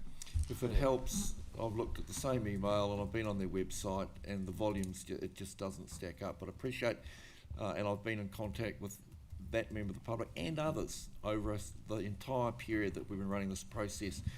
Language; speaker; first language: English; native; English